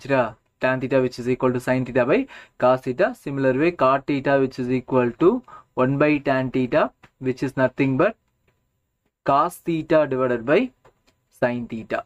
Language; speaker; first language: English; non-native, local second language; Tamil